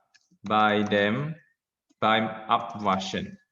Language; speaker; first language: German; non-native, fluent; Indonesian